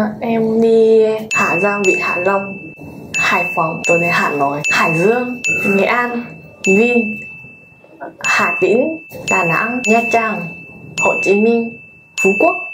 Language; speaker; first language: Vietnamese; non-native, learner; Japanese